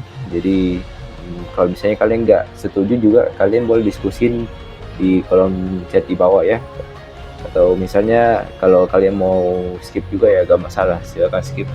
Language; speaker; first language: Indonesian; native; Indonesian